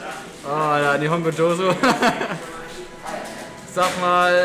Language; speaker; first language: German; native; German